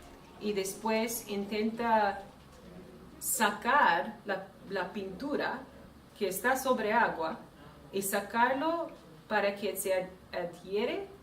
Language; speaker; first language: Spanish; non-native, fluent; English